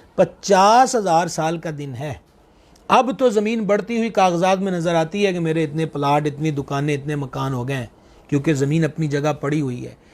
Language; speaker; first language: Urdu; non-native, local second language; Punjabi